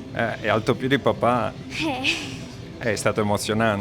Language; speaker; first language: Italian; native; Italian